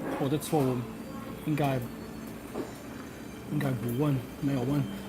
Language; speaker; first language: Chinese; non-native, learner; English